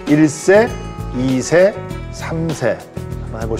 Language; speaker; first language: Korean; native; Korean